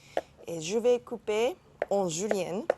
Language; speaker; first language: French; non-native, learner; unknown